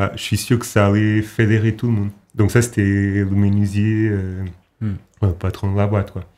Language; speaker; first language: French; non-native, fluent; Portuguese